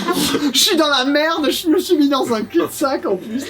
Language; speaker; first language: French; native; French